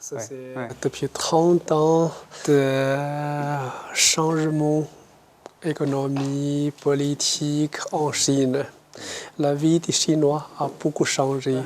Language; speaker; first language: French; non-native, fluent; Chinese